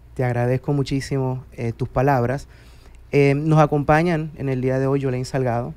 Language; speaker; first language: Spanish; native; Spanish